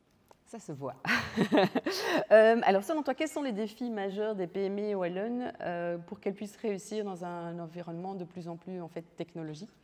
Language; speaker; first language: French; native; French